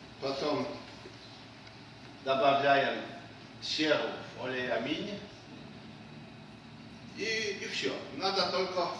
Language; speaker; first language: Russian; non-native, fluent; Polish